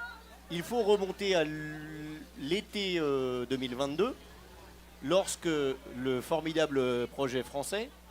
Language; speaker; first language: French; native; French